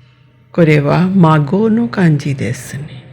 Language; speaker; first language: Japanese; non-native, fluent; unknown